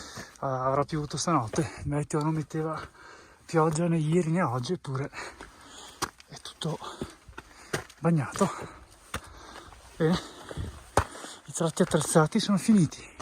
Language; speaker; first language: Italian; native; Italian